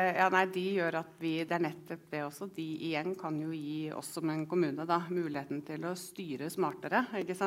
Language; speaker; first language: Norwegian; native; Norwegian